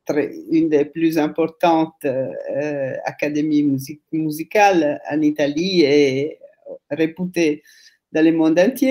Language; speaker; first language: French; non-native, fluent; Italian